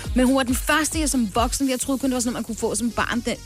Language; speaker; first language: Danish; early bilingual, other home language; English